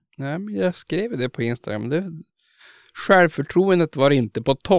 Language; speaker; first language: Swedish; native; Swedish